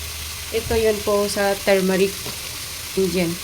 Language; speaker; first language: Filipino; non-native, learner; Punjabi